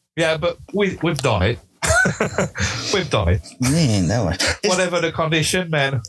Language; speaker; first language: English; non-native, fluent; French